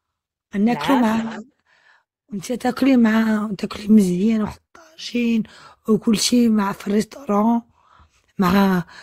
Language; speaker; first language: Arabic; early bilingual, heritage; French